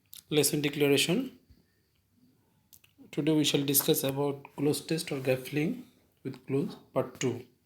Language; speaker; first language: English; non-native, local second language; Bangla